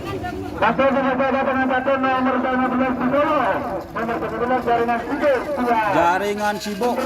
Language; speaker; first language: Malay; non-native, local second language; Madurese